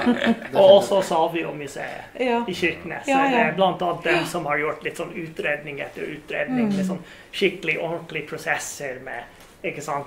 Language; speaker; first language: Norwegian; non-native, fluent; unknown